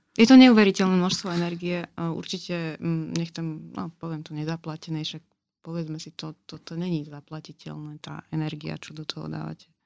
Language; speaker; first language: Slovak; native; Slovak